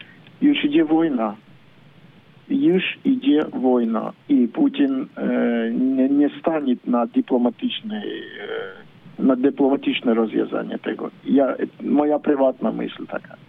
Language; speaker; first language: Polish; non-native, learner; Ukrainian